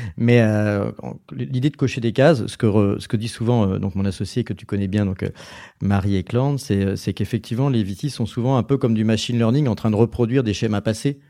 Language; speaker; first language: French; native; French